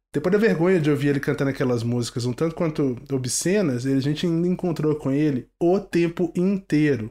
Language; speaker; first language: Portuguese; native; Portuguese